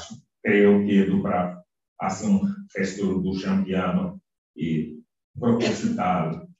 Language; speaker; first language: Spanish; non-native, fluent; Portuguese